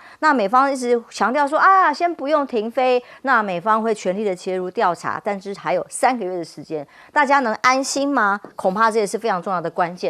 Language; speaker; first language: Chinese; native; Chinese